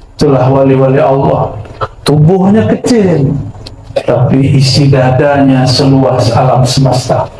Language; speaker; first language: Malay; non-native, local second language; Minangkabau